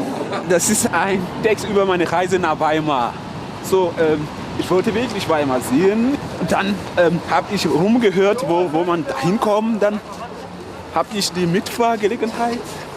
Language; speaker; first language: German; non-native, fluent; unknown